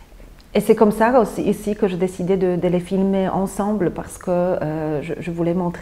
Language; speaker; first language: French; non-native, fluent; Polish